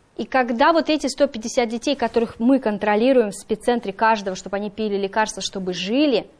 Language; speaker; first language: Russian; native; Russian